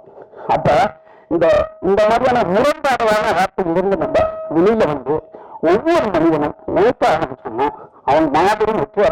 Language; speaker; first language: Tamil; native; Tamil